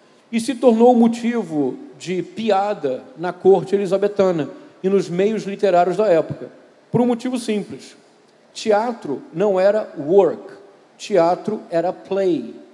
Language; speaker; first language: Portuguese; native; Portuguese